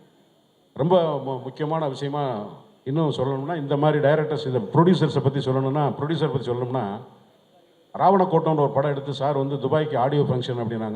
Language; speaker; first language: Tamil; native; Tamil